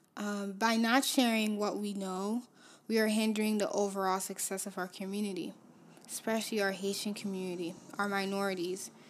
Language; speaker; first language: English; early bilingual, other home language; Haitian Creole